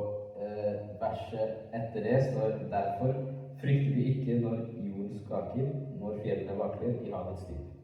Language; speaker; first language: Norwegian; early bilingual, other home language; Amharic